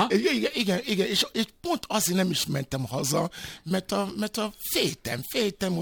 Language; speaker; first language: Hungarian; non-native, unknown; Yoruba